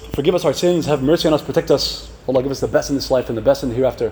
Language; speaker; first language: English; native; English